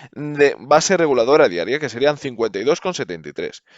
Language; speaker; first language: Spanish; native; Spanish